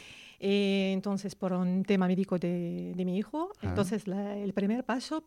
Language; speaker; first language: Spanish; non-native, learner; Arabic